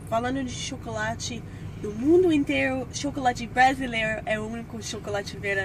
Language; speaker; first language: Portuguese; non-native, fluent; English